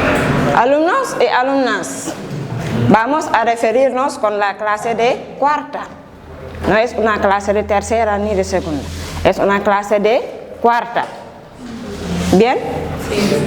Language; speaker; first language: Spanish; non-native, fluent; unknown